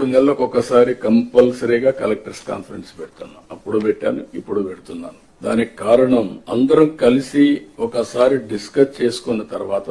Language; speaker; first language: Telugu; native; Telugu